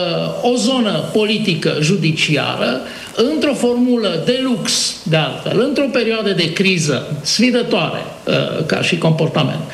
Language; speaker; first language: Romanian; native; Romanian